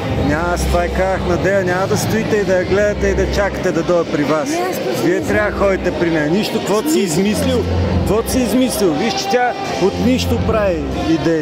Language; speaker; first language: Bulgarian; native; Bulgarian